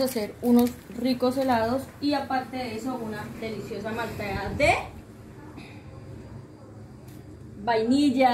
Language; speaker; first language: Spanish; native; Spanish